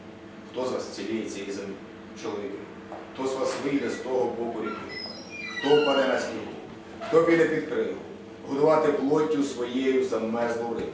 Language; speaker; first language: Ukrainian; native; Ukrainian